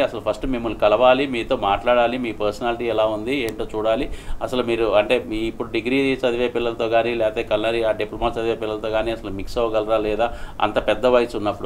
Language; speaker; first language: Telugu; native; Telugu